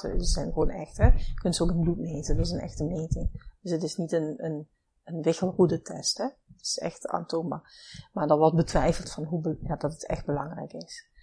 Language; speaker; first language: Dutch; native; Dutch